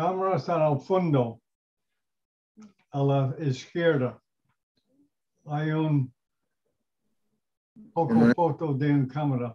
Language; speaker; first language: Spanish; non-native, learner; English